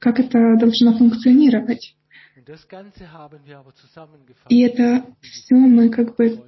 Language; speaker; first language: Russian; non-native, fluent; German